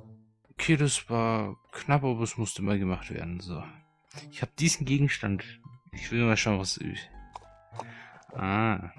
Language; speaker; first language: German; native; German